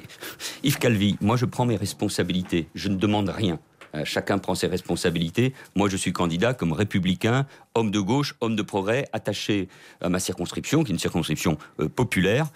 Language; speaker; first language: French; early bilingual, other home language; Catalan